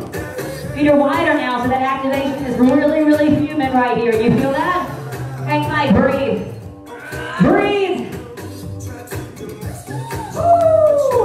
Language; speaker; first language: English; native; English